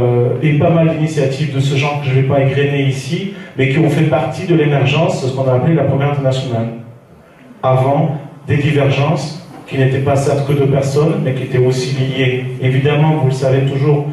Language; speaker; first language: French; native; French